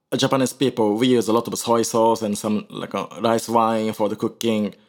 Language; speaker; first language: English; non-native, learner; Japanese